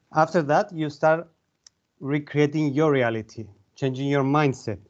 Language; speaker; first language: English; non-native, fluent; Greek